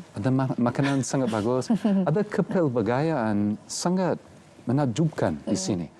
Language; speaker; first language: Malay; non-native, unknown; English